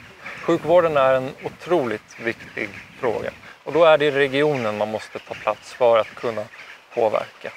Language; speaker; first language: Swedish; native; Swedish